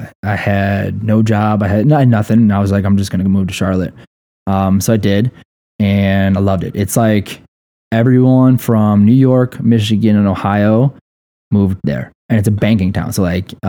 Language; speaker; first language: English; native; English